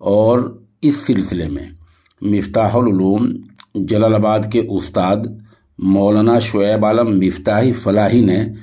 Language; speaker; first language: Urdu; native; Urdu